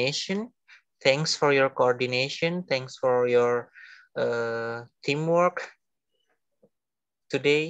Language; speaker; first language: English; non-native, fluent; Indonesian